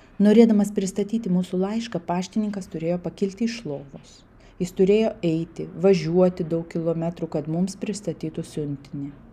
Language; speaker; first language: Lithuanian; non-native, local second language; Russian